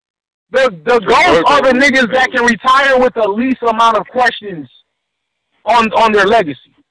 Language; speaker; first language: English; native; English